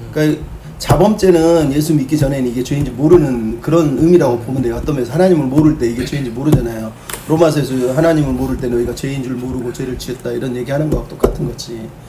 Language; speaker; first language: Korean; native; Korean